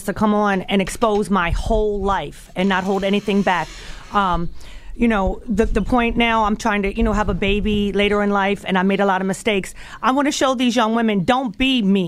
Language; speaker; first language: English; native; English